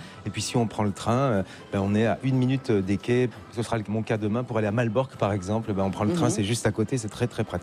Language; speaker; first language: French; native; French